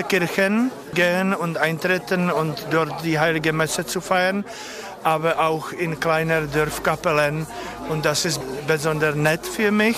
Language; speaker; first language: German; non-native, fluent; Czech